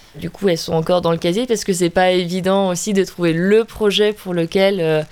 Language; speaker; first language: French; native; French